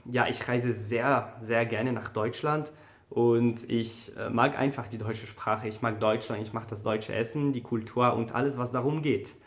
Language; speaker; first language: German; non-native, fluent; English